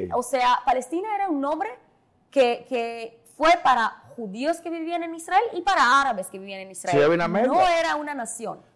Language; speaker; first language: Spanish; non-native, fluent; Hebrew